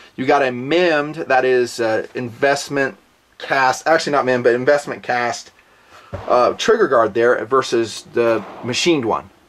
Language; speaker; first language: English; native; English